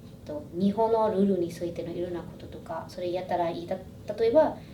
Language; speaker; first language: Japanese; non-native, fluent; Burmese